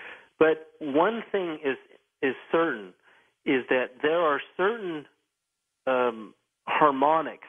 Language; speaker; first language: English; native; English